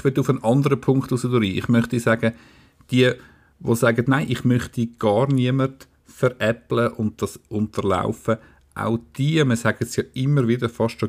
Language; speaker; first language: German; native; German